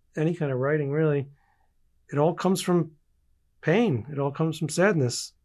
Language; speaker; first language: English; native; English